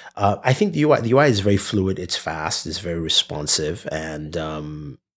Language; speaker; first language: English; non-native, local second language; Yoruba